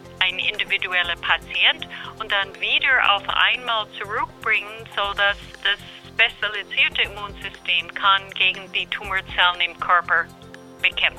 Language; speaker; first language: German; non-native, fluent; English